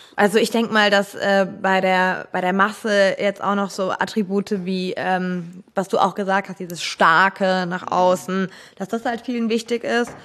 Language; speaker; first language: German; native; German